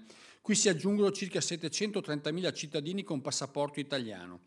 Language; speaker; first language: Italian; native; Italian